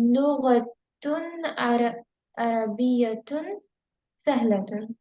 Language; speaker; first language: Arabic; non-native, learner; Hindi